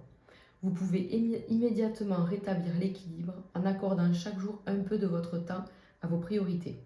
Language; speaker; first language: French; native; French